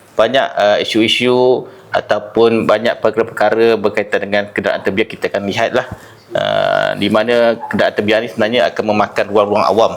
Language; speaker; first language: Malay; native; Malay